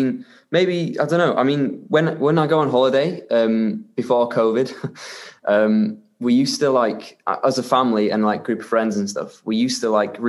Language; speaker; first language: English; native; English